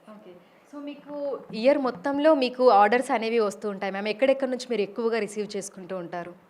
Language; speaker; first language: Telugu; native; Telugu